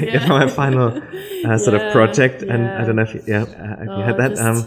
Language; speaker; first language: English; non-native, fluent; German